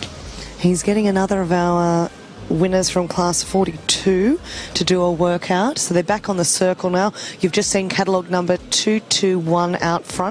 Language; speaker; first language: English; native; English